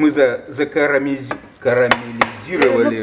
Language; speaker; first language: Russian; native; Russian